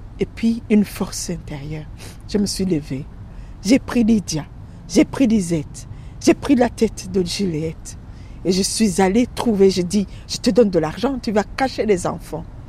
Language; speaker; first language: French; non-native, local second language; Rundi